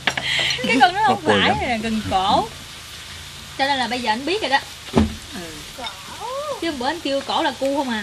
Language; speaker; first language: Vietnamese; native; Vietnamese